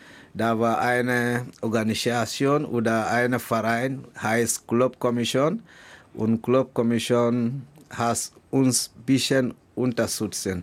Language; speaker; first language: German; non-native, learner; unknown